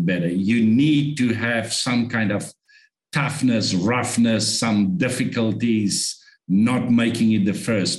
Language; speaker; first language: English; non-native, local second language; Afrikaans